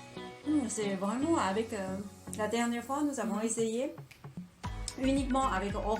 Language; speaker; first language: French; non-native, fluent; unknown